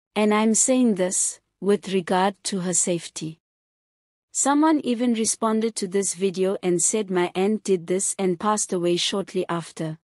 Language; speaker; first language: English; non-native, local second language; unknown